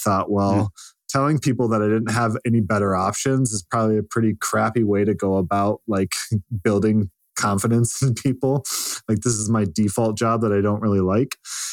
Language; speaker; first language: English; native; English